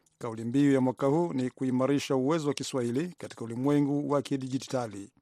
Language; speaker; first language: Swahili; non-native, local second language; Rundi